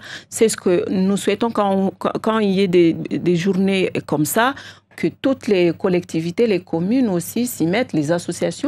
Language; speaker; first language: French; non-native, local second language; Comorian